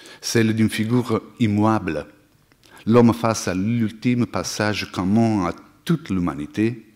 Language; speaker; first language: French; non-native, fluent; Italian